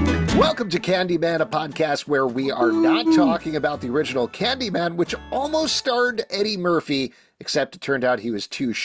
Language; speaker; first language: English; native; English